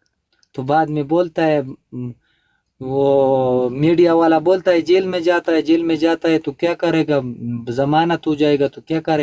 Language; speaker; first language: Hindi; non-native, local second language; Pashto